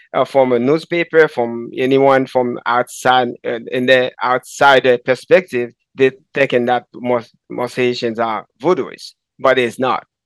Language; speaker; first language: English; non-native, fluent; Haitian Creole